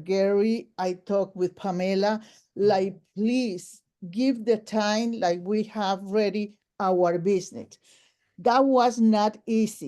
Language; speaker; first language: English; non-native, local second language; Spanish